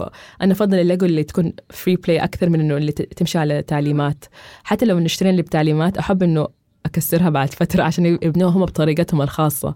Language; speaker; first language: Arabic; native; Arabic